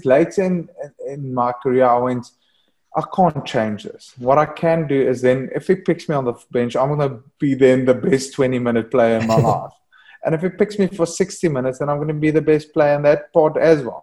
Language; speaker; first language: English; non-native, local second language; Afrikaans